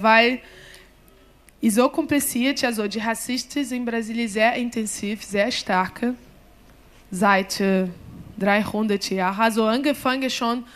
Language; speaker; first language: German; non-native, learner; Portuguese